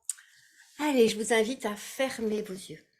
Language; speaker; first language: French; native; French